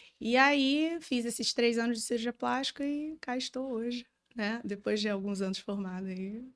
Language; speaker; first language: Portuguese; native; Portuguese